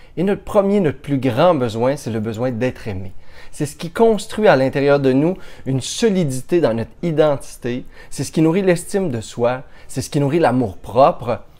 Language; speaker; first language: French; native; French